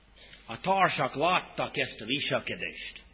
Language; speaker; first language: Hungarian; non-native, fluent; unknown